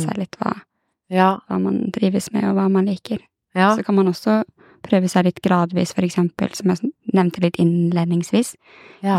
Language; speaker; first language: Norwegian; native; Norwegian